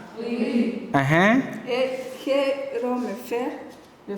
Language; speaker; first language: French; non-native, learner; Kinyarwanda